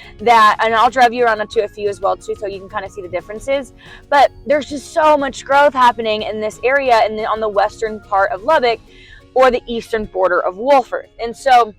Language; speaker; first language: English; native; English